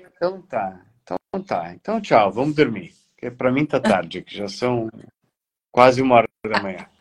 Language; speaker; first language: Portuguese; native; Portuguese